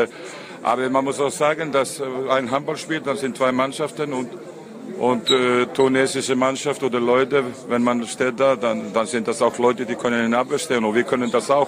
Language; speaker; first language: German; non-native, fluent; Icelandic